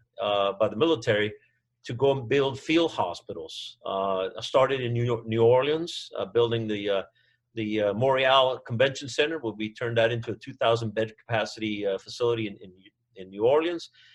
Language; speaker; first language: English; non-native, fluent; Spanish